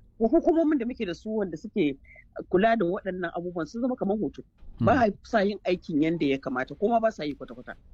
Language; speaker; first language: Hausa; native; Hausa